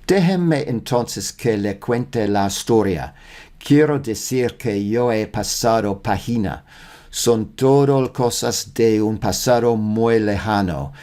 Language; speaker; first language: Spanish; non-native, learner; English